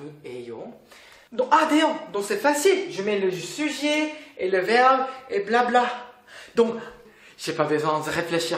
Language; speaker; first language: French; non-native, fluent; Korean